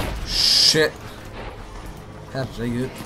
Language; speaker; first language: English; non-native, fluent; Swedish